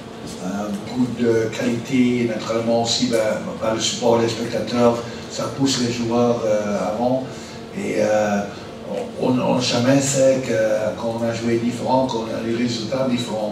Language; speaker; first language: French; non-native, learner; Dutch